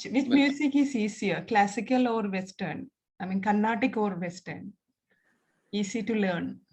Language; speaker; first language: English; non-native, local second language; Malayalam